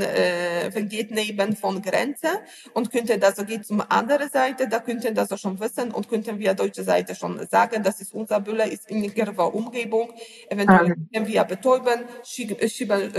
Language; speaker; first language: German; non-native, learner; Polish